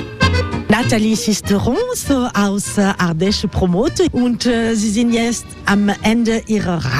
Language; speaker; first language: German; non-native, learner; French